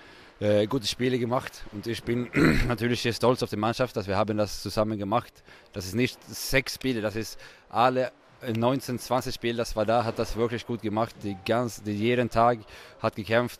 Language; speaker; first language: German; non-native, fluent; Swedish